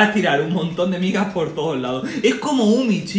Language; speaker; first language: Spanish; native; Spanish